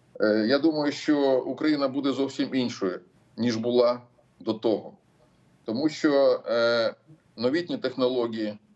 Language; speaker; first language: Ukrainian; non-native, local second language; Russian